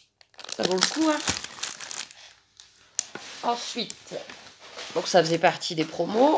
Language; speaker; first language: French; native; French